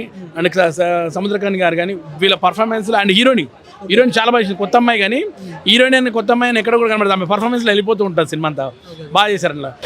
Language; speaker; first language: Telugu; native; Telugu